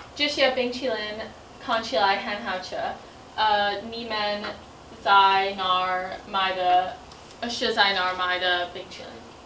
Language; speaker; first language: Chinese; non-native, learner; English